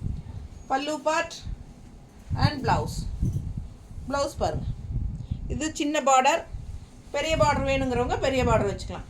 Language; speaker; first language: Tamil; native; Tamil